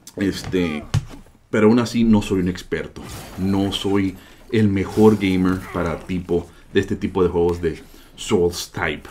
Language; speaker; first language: Spanish; native; Spanish